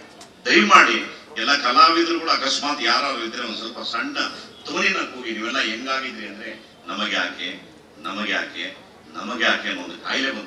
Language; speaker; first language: Kannada; native; Kannada